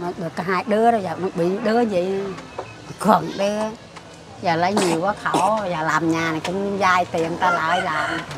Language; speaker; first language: Vietnamese; non-native, local second language; Khmer